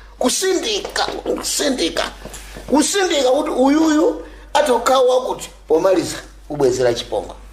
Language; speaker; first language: Nyanja; native; Nyanja